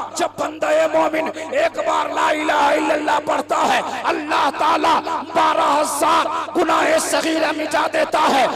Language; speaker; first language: Hindi; native; Hindi